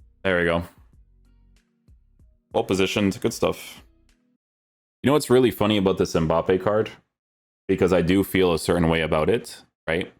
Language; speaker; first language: English; native; English